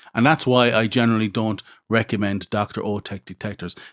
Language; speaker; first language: English; native; English